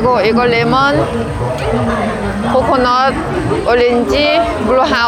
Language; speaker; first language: Korean; non-native, learner; Thai